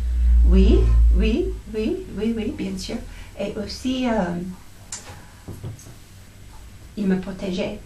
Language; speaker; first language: French; non-native, fluent; English